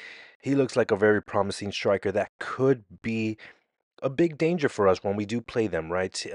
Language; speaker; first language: English; native; English